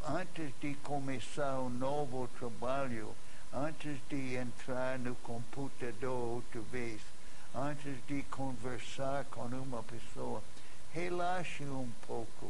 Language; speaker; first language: Portuguese; non-native, fluent; English